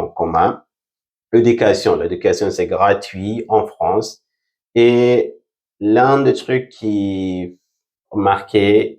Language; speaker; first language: French; non-native, fluent; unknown